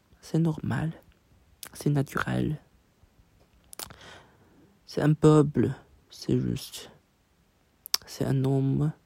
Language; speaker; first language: French; non-native, learner; Chinese